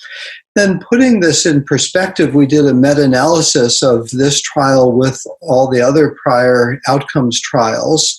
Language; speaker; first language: English; native; English